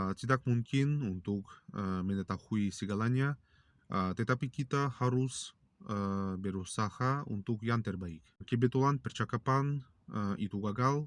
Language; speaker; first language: Indonesian; non-native, learner; Russian